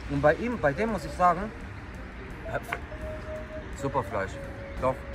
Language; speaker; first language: German; native; German